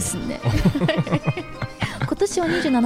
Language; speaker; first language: Japanese; non-native, fluent; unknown